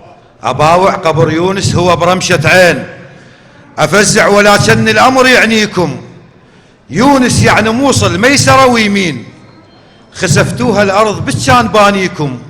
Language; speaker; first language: Arabic; native; Arabic